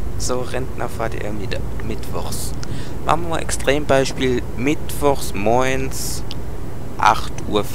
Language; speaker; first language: German; native; German